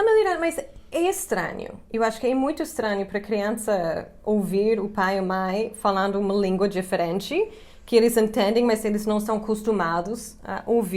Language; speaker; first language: Portuguese; non-native, fluent; English